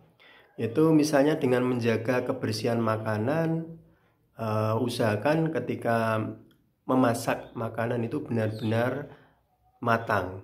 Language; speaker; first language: Indonesian; native; Indonesian